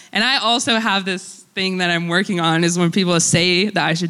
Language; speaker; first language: English; early bilingual, other home language; Russian